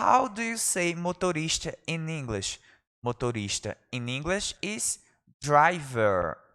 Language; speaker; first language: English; non-native, fluent; Portuguese